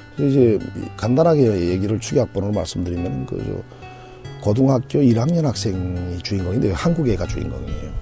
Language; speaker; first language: Korean; native; Korean